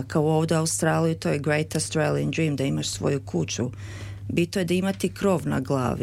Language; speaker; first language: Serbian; early bilingual, heritage; Serbian